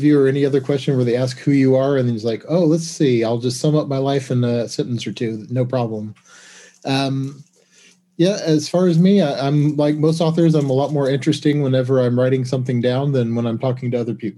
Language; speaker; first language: English; native; English